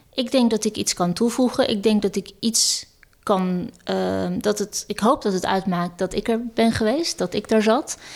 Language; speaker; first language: Dutch; early bilingual, other home language; Turkish